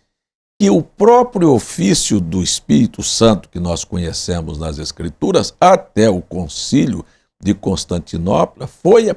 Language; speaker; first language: Portuguese; native; Portuguese